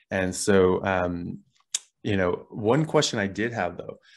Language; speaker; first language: English; native; English